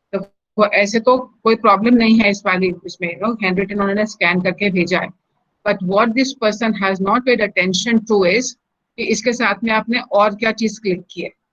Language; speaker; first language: Hindi; native; Hindi